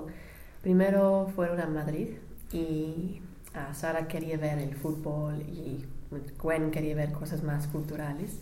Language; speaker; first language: Spanish; non-native, learner; English